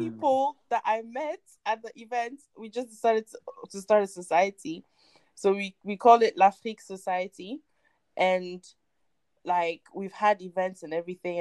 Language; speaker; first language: English; non-native, local second language; French